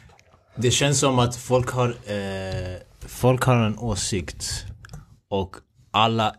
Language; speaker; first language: Swedish; early bilingual, other home language; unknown